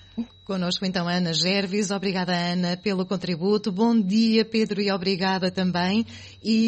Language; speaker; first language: Portuguese; native; Portuguese